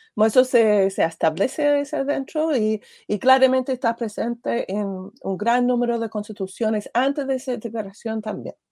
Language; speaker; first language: Spanish; non-native, fluent; English